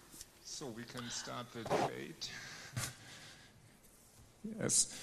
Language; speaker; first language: English; non-native, learner; German